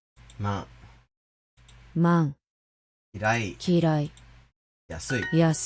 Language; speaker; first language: Japanese; non-native, fluent; English